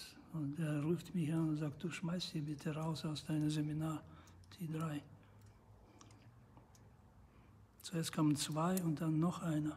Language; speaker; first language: German; non-native, fluent; Russian